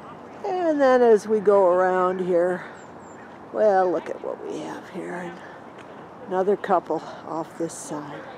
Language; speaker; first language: English; native; English